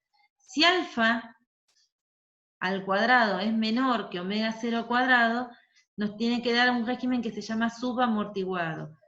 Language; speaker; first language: Spanish; native; Spanish